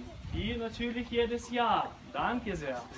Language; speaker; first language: German; non-native, learner; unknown